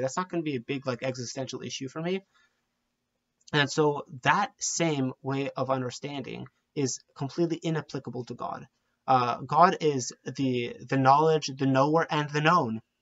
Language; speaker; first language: English; native; English